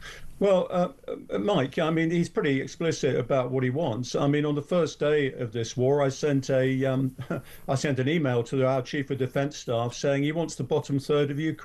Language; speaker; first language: English; native; English